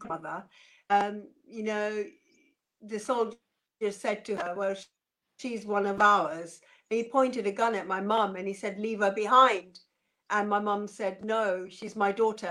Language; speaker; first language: English; non-native, local second language; Punjabi